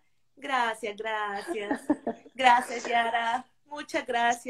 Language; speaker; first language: Spanish; native; Spanish